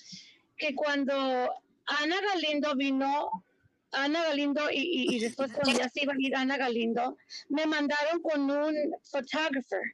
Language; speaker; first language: Spanish; early bilingual, heritage; Spanish